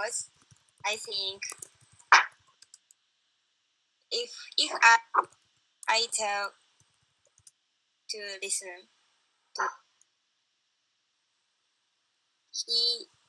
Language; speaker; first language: English; non-native, learner; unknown